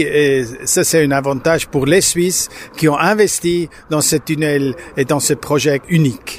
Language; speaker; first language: French; non-native, local second language; German